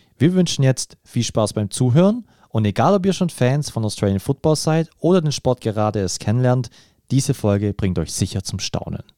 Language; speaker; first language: German; native; German